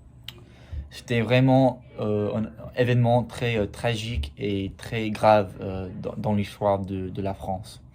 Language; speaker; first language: French; non-native, fluent; English